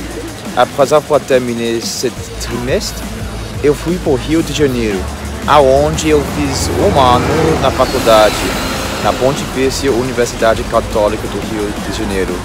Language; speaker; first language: Portuguese; non-native, learner; English